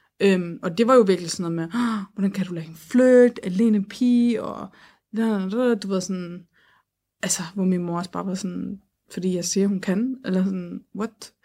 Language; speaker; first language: Danish; early bilingual, other home language; Turkish